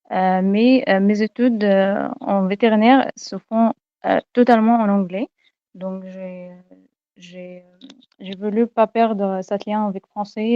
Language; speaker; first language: French; non-native, fluent; Arabic